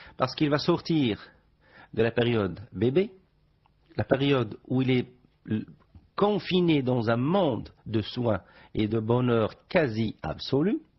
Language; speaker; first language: French; non-native, local second language; Arabic